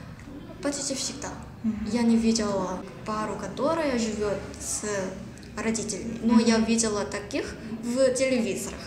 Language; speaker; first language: Russian; non-native, learner; Korean